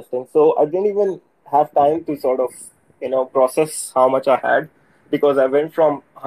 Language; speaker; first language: English; non-native, local second language; Urdu